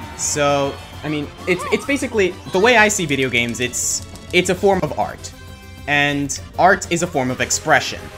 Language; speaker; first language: English; native; English